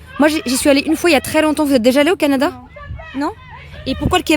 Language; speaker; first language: French; native; French